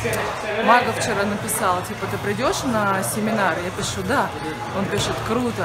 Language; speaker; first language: Russian; native; Russian